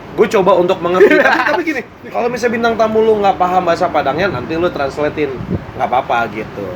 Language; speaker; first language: Indonesian; native; Indonesian